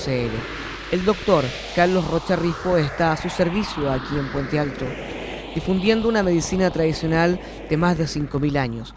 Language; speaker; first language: Spanish; native; Spanish